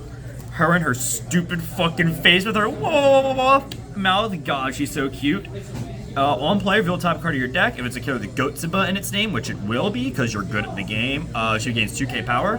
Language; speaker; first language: English; native; English